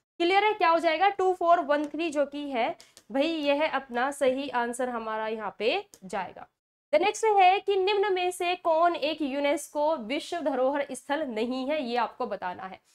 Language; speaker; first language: Hindi; native; Hindi